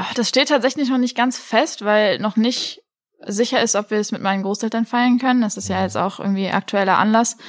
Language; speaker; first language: German; native; German